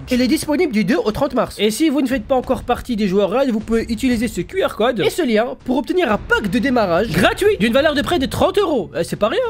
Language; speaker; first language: French; native; French